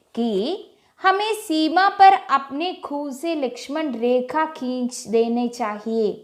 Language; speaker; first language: Hindi; non-native, local second language; Malayalam